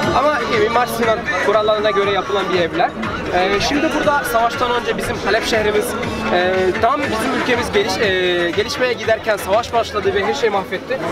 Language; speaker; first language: Turkish; non-native, fluent; Arabic